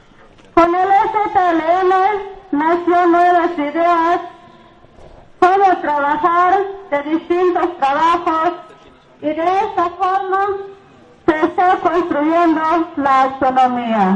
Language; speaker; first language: Spanish; non-native, local second language; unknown